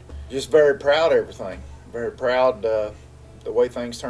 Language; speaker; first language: English; native; English